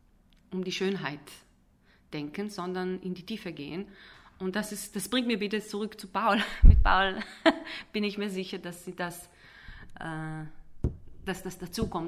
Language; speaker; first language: German; non-native, fluent; Hebrew